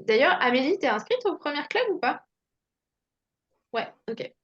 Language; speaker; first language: French; native; French